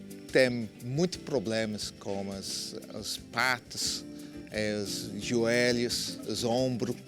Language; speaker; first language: Portuguese; non-native, fluent; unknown